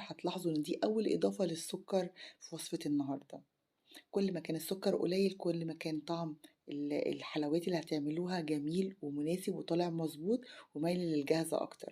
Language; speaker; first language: Arabic; native; Arabic